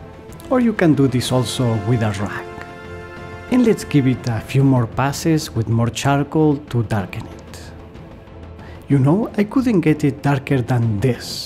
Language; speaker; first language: English; non-native, fluent; Spanish